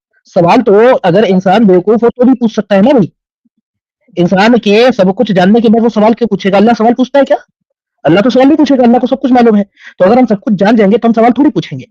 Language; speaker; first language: Hindi; native; Hindi